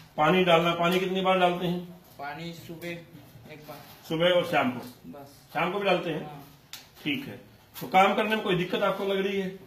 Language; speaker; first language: Hindi; non-native, local second language; Malayalam